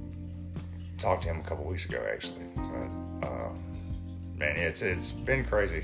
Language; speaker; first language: English; native; English